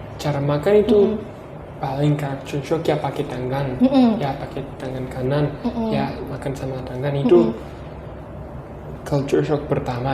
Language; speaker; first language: Indonesian; non-native, learner; Japanese